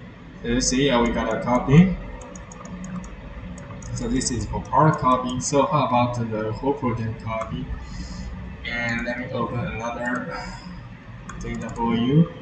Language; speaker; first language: English; non-native, fluent; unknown